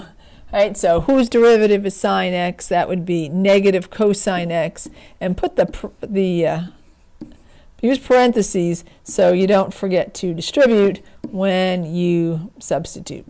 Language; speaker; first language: English; native; English